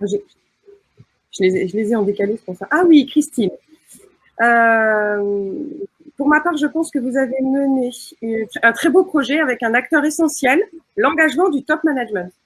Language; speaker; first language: French; native; French